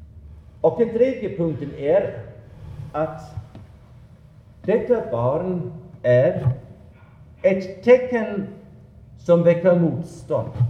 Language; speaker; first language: Swedish; non-native, fluent; German